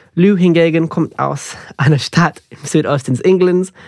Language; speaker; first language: German; non-native, fluent; English